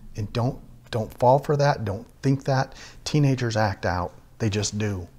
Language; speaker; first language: English; native; English